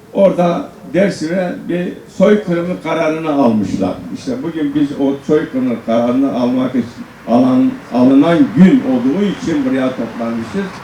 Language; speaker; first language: Turkish; non-native, local second language; Zaza